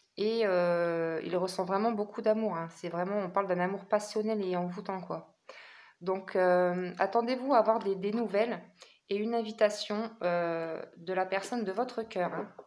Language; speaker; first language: French; native; French